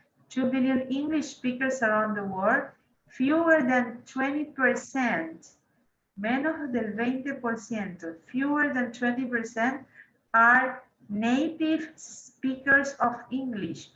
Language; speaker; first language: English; non-native, fluent; Spanish